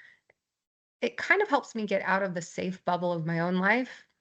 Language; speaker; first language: English; native; English